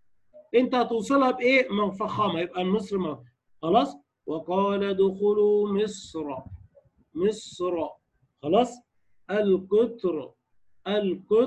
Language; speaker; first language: Arabic; native; Arabic